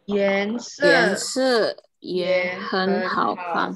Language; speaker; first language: Chinese; non-native, learner; Indonesian